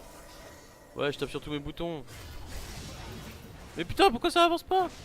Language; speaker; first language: French; native; French